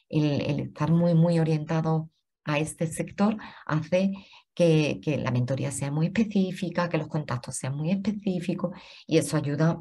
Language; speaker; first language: Spanish; native; Spanish